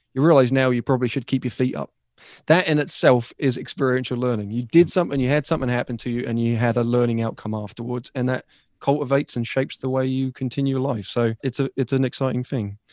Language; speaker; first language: English; native; English